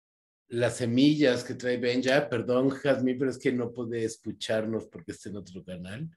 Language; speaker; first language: Spanish; native; Spanish